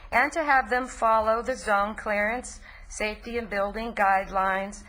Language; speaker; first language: English; native; English